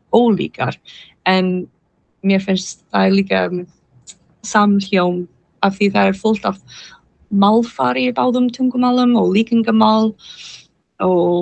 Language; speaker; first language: Icelandic; non-native, learner; English